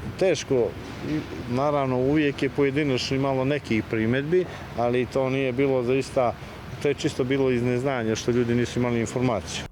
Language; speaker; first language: Bosnian; native; Bosnian